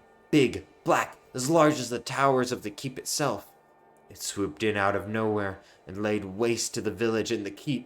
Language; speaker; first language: English; native; English